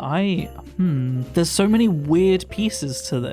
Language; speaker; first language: English; native; English